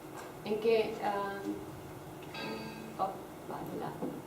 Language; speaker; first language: Spanish; non-native, fluent; Portuguese